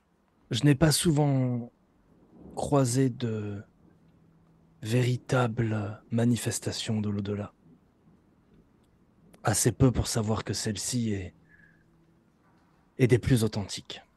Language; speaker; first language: French; native; French